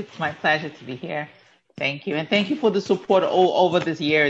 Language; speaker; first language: English; non-native, local second language; Yoruba